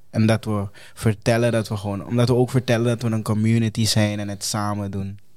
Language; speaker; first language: Dutch; non-native, fluent; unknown